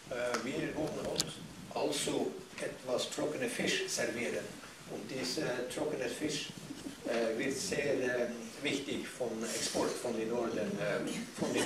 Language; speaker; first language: German; non-native, learner; Northern Sami